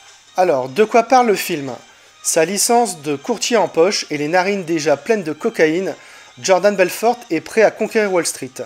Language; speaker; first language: French; native; French